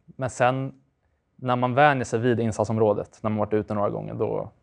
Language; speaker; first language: Swedish; native; Swedish